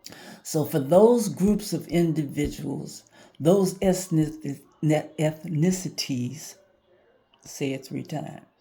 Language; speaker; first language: English; native; English